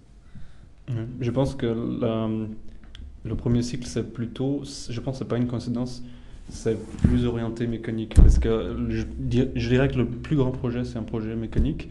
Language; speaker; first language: French; non-native, fluent; Portuguese